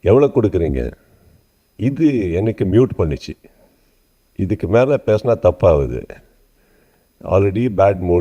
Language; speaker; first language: Tamil; non-native, learner; Kannada